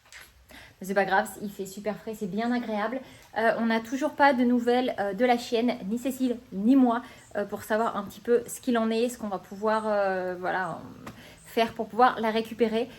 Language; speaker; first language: French; native; French